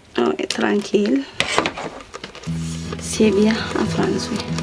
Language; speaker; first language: French; non-native, learner; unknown